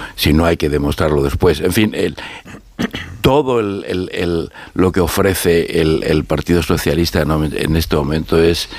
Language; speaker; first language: Spanish; native; Spanish